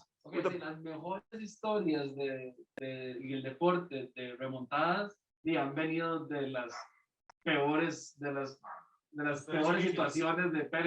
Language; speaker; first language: Spanish; native; Spanish